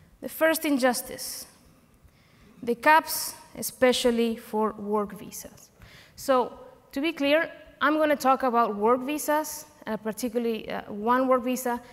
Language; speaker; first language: English; non-native, fluent; Spanish